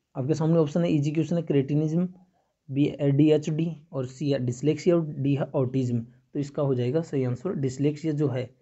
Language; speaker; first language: Hindi; native; Hindi